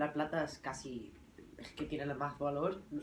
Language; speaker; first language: Spanish; early bilingual, heritage; English